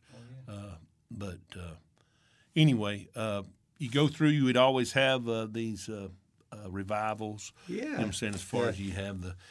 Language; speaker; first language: English; native; English